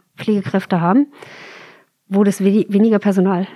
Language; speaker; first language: German; native; German